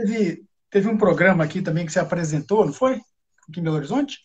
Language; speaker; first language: Portuguese; native; Portuguese